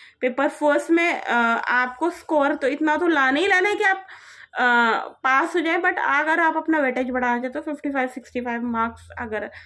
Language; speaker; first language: Hindi; native; Hindi